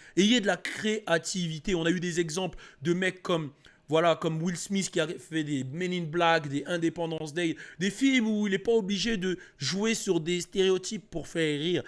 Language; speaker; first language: French; early bilingual, other home language; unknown